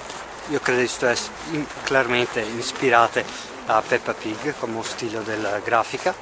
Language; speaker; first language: Italian; non-native, learner; Russian